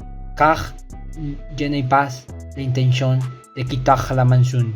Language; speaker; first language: French; non-native, learner; Spanish